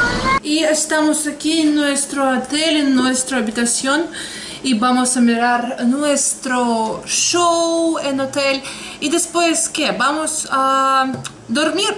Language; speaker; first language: Spanish; non-native, learner; Russian